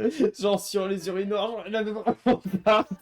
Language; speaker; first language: French; native; French